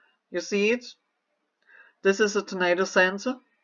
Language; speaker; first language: English; non-native, learner; German